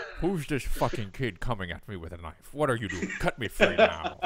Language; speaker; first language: English; native; English